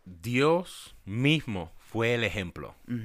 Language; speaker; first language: Spanish; early bilingual, heritage; Spanish